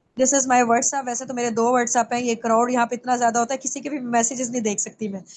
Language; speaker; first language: Urdu; non-native, local second language; Punjabi